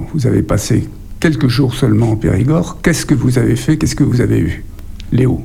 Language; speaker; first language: French; native; French